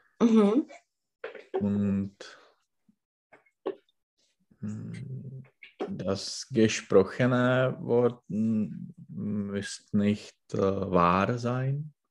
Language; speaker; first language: German; non-native, learner; Czech